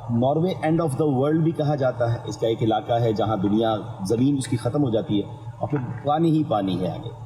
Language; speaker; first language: Urdu; native; Urdu